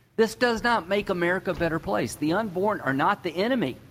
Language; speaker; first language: English; native; English